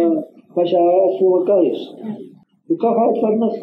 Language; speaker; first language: Hebrew; non-native, fluent; Arabic